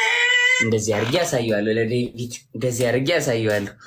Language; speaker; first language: Amharic; non-native, learner; Tigrinya